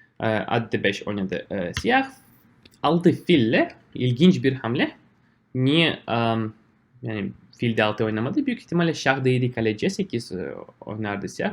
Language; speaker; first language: Turkish; non-native, fluent; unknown